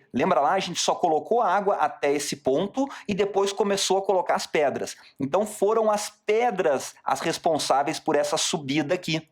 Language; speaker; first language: Portuguese; native; Portuguese